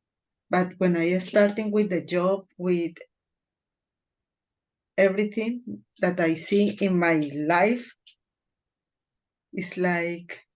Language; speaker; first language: English; non-native, fluent; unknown